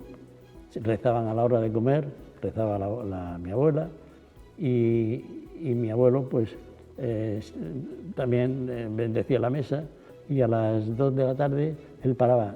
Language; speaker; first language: Spanish; native; Spanish